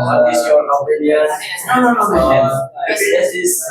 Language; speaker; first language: English; non-native, learner; Indonesian